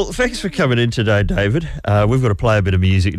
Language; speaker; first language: English; native; English